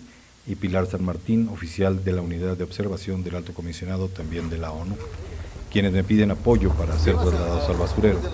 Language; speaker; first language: Spanish; native; Spanish